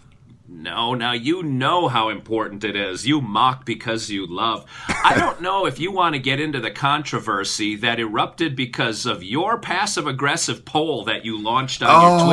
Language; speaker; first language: English; native; English